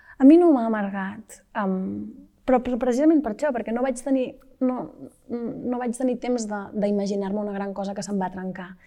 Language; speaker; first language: Catalan; native; Catalan